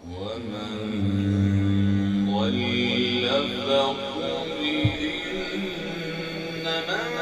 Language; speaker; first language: Arabic; native; Arabic